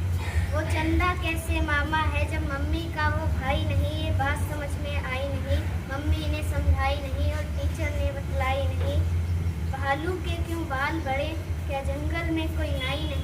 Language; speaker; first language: Hindi; native; Hindi